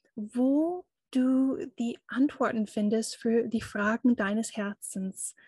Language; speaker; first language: German; non-native, fluent; English